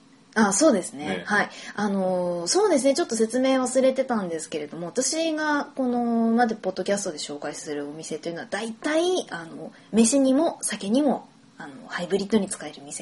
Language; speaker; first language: Japanese; native; Japanese